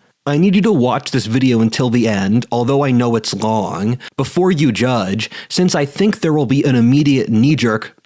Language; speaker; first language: English; native; English